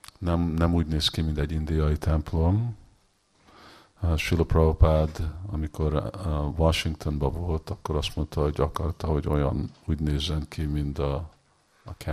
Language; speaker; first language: Hungarian; early bilingual, heritage; Hungarian